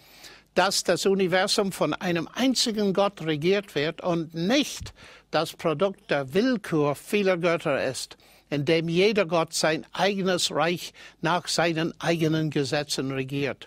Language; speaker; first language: German; non-native, fluent; English